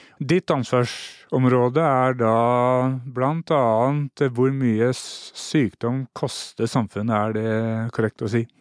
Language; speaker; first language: Norwegian; native; Norwegian